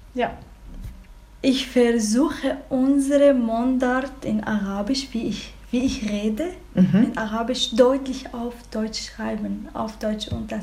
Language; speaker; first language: German; non-native, learner; Arabic